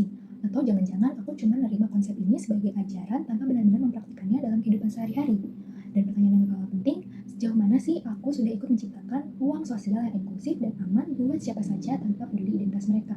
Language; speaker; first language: Indonesian; native; Indonesian